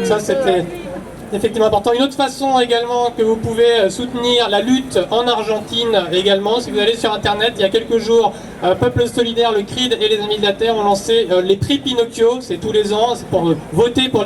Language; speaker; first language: French; native; French